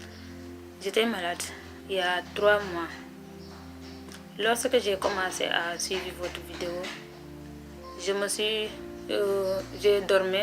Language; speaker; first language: French; non-native, local second language; Wolof